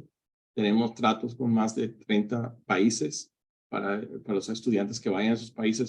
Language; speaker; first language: Spanish; early bilingual, heritage; Spanish